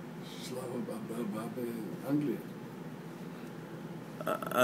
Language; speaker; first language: Hebrew; non-native, learner; Russian